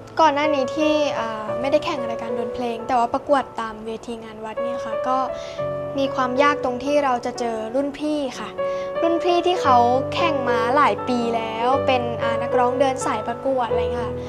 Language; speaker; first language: Thai; native; Thai